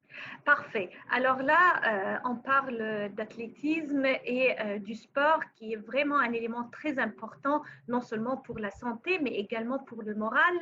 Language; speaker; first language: French; non-native, fluent; Arabic